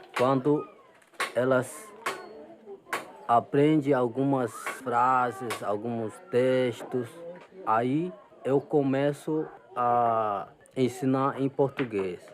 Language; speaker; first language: Portuguese; non-native, local second language; Guarani